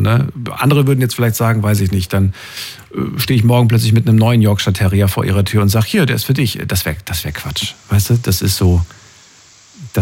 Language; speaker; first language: German; native; German